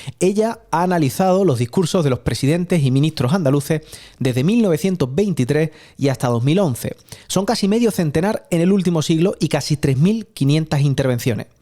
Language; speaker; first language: Spanish; native; Spanish